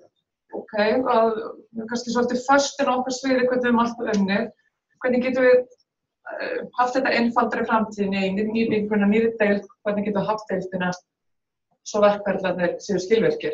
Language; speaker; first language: Icelandic; native; Icelandic